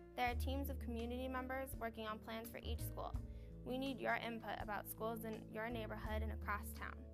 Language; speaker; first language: English; native; English